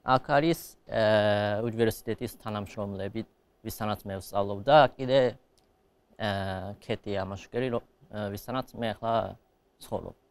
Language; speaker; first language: Georgian; non-native, fluent; Japanese